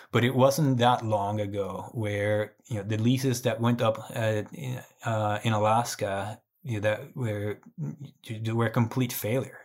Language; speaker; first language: English; non-native, fluent; Spanish